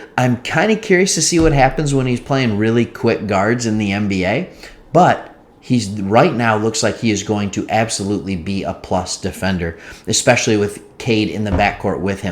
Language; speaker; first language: English; native; English